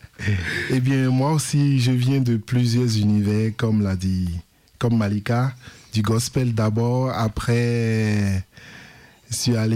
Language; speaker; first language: French; non-native, local second language; Fon